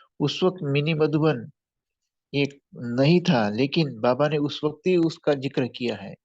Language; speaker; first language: Hindi; non-native, local second language; Marathi